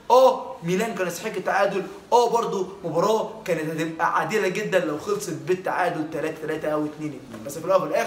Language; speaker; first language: Arabic; native; Arabic